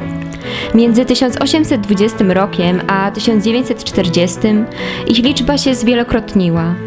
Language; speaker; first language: Polish; native; Polish